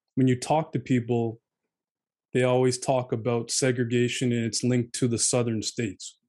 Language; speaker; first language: English; native; English